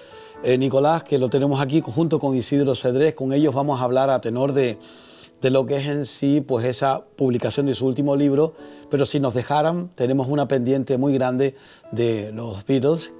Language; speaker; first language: Spanish; native; Spanish